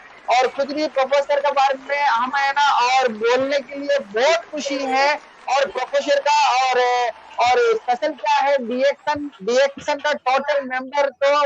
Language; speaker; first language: Hindi; non-native, local second language; Tamil